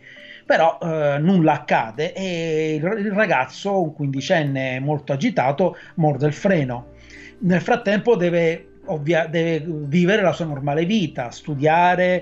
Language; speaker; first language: Italian; native; Italian